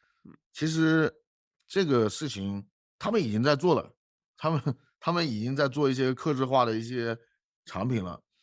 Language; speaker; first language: Chinese; native; Chinese